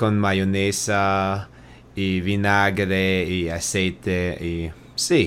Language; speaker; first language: Spanish; non-native, learner; German